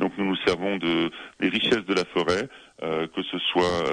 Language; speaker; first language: French; native; French